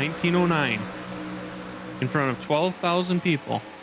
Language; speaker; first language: English; native; English